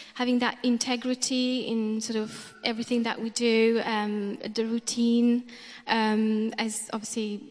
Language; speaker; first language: English; non-native, fluent; Romanian